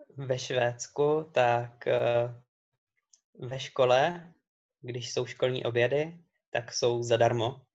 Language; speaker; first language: Czech; native; Czech